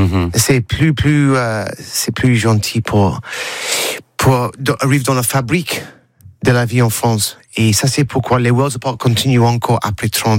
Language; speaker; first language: French; non-native, learner; English